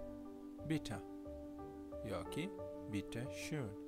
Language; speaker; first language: German; non-native, fluent; Uzbek